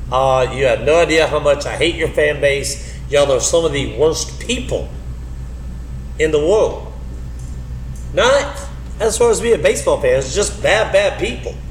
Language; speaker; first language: English; native; English